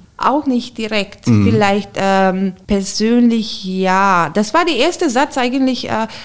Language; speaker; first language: German; non-native, fluent; Hungarian